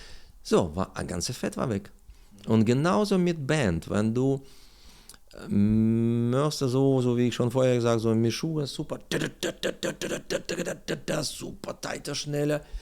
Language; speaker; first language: German; non-native, learner; Russian